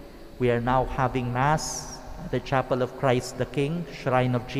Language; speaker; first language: English; non-native, local second language; Pangasinan